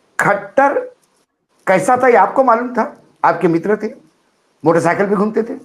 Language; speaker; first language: Hindi; non-native, local second language; Marathi